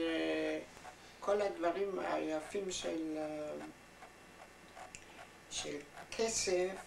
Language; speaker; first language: Hebrew; non-native, fluent; German